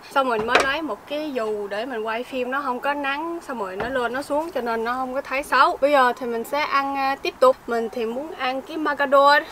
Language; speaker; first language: Vietnamese; early bilingual, heritage; Vietnamese